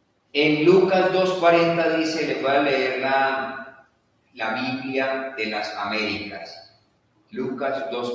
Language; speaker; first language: Spanish; native; Spanish